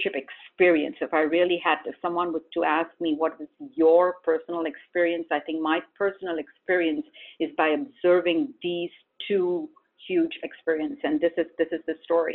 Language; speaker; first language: English; non-native, local second language; Gujarati